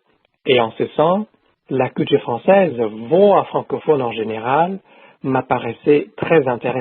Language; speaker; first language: French; non-native, fluent; Khmer